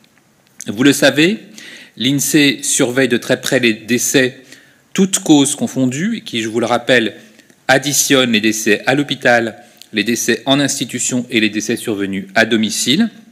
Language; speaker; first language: French; native; French